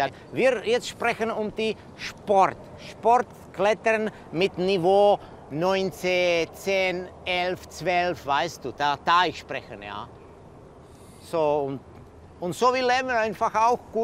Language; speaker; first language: German; non-native, learner; Czech